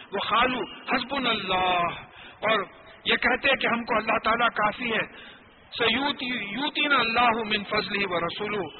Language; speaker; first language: Urdu; native; Urdu